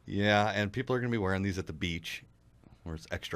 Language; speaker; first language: English; native; English